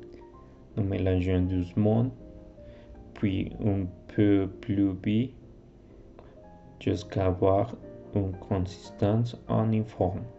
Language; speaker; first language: French; non-native, learner; Spanish